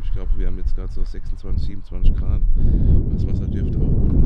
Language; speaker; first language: German; native; German